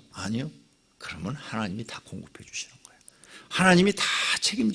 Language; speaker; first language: Korean; native; Korean